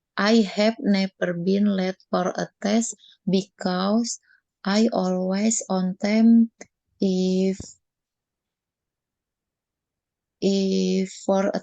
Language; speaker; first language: English; non-native, learner; Indonesian